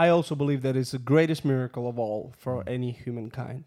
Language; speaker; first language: English; non-native, fluent; Russian